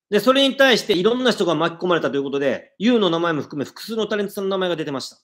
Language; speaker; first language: Japanese; native; Japanese